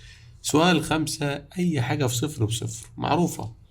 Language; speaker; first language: Arabic; native; Arabic